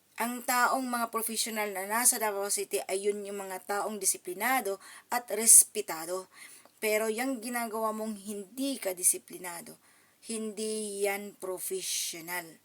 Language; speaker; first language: Filipino; non-native, local second language; Cebuano